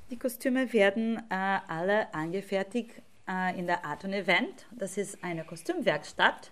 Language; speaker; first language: German; non-native, fluent; Portuguese